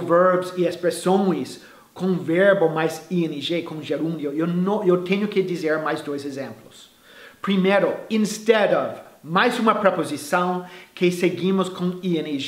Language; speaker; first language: Portuguese; non-native, fluent; English